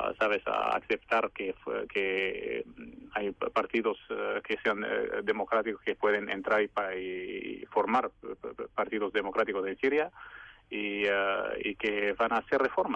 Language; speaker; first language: Spanish; non-native, fluent; Arabic